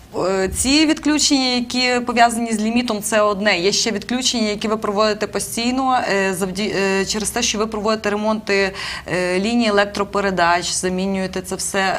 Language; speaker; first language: Ukrainian; native; Ukrainian